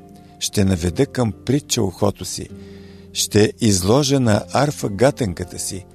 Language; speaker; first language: Bulgarian; native; Bulgarian